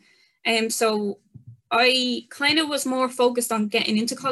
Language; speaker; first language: English; native; English